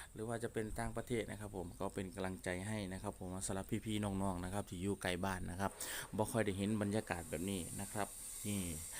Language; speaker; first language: Thai; native; Thai